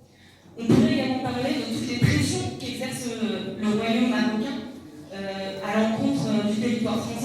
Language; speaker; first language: French; native; French